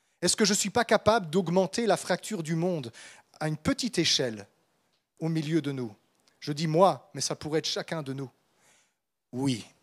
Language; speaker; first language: French; native; French